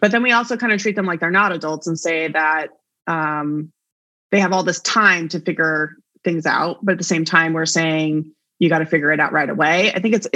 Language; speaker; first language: English; native; English